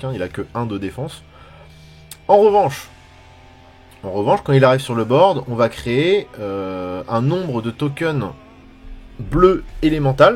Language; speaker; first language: French; native; French